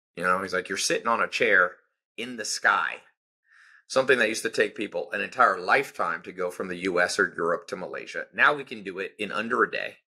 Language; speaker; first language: English; native; English